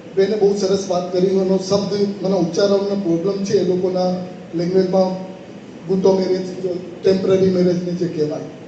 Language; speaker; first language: Gujarati; non-native, local second language; Marwari